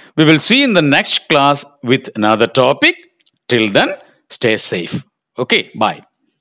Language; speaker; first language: English; non-native, local second language; Malayalam